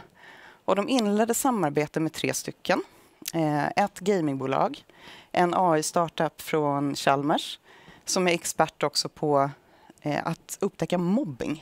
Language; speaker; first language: Swedish; native; Swedish